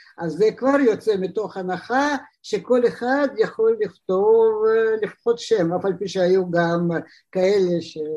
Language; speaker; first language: Hebrew; non-native, fluent; Russian